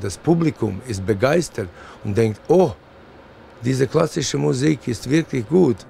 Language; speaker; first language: German; non-native, fluent; Latvian